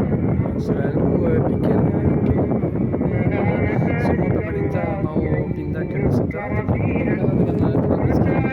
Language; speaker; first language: Indonesian; non-native, fluent; French